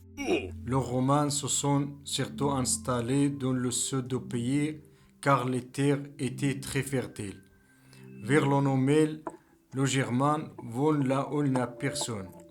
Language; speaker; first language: French; non-native, learner; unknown